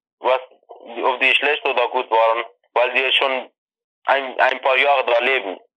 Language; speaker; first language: German; non-native, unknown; Persian